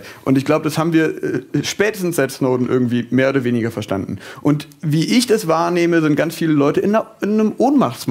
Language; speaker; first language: German; native; German